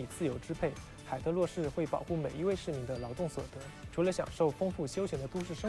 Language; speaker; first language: Chinese; native; Chinese